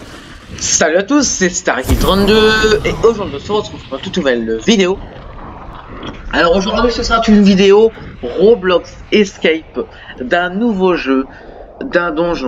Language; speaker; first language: French; native; French